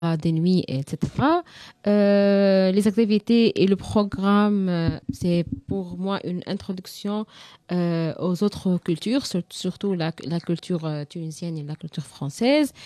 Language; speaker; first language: French; non-native, learner; Arabic